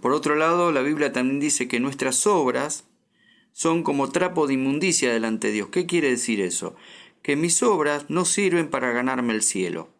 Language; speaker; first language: Spanish; native; Spanish